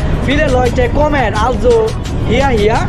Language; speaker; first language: German; non-native, learner; Bangla